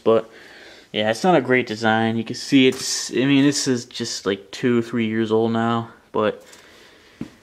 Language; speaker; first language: English; native; English